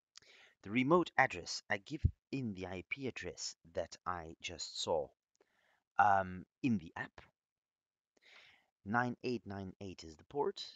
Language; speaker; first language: English; non-native, fluent; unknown